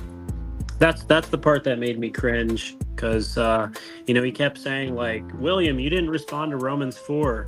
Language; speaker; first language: English; native; English